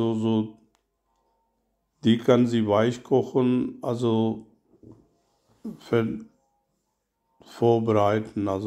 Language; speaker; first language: German; non-native, learner; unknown